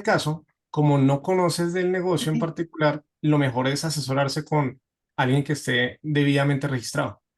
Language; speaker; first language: Spanish; native; Spanish